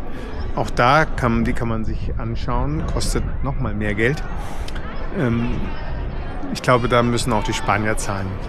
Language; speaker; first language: German; native; German